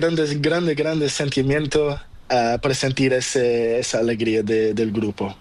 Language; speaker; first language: Spanish; non-native, learner; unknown